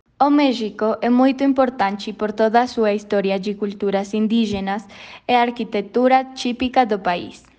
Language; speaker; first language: Portuguese; non-native, learner; Spanish